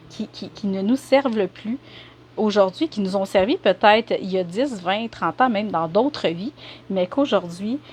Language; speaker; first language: French; native; French